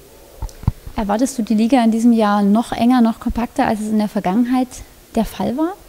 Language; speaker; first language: German; native; German